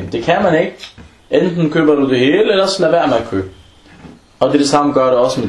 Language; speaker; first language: Danish; early bilingual, other home language; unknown